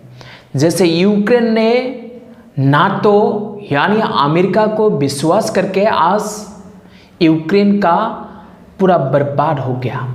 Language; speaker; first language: Hindi; non-native, local second language; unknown